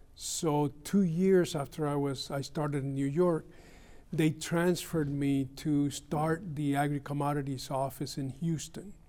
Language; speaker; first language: English; early bilingual, other home language; Spanish